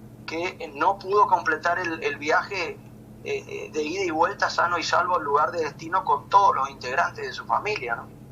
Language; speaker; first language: Spanish; native; Spanish